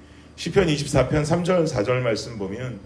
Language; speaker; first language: Korean; native; Korean